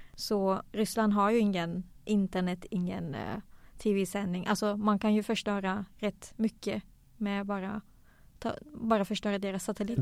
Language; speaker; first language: Swedish; native; Swedish